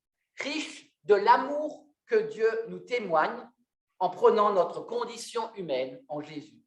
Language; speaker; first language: French; native; French